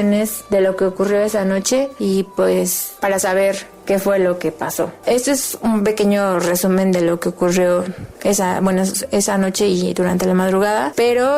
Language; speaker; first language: Spanish; native; Spanish